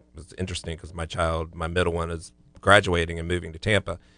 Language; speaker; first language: English; native; English